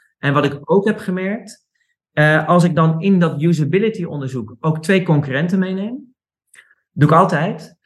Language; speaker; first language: Dutch; native; Dutch